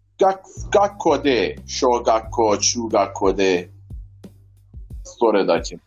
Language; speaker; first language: Japanese; non-native, learner; Persian